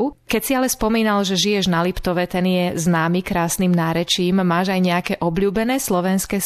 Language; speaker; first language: Slovak; native; Slovak